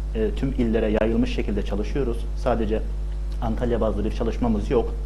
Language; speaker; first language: Turkish; native; Turkish